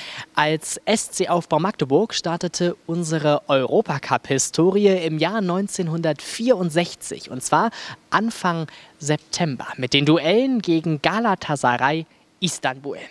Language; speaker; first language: German; native; German